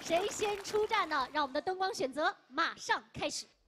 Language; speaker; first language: Chinese; native; Chinese